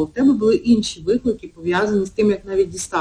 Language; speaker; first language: Ukrainian; native; Ukrainian